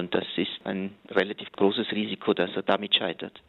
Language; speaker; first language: German; native; German